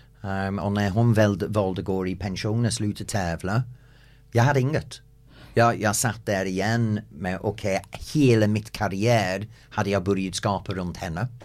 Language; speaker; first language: Swedish; non-native, fluent; English